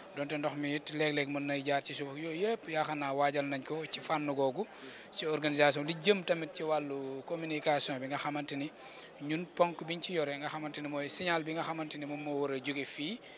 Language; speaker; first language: Wolof; native; Wolof